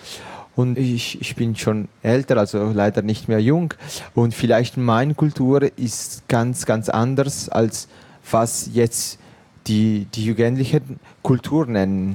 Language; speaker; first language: German; non-native, local second language; Italian